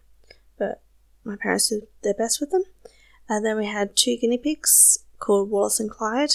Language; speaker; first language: English; native; English